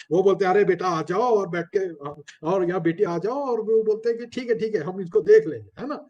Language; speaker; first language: Hindi; non-native, local second language; Telugu